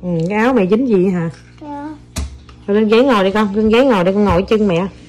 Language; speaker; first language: Vietnamese; native; Vietnamese